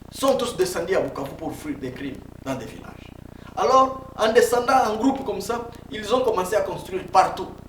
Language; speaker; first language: French; non-native, local second language; Swahili